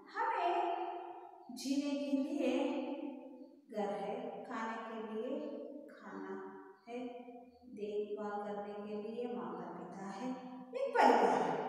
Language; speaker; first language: Hindi; non-native, local second language; Kannada